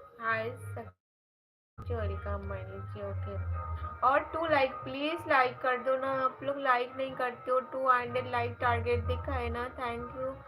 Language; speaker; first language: Hindi; non-native, local second language; Bangla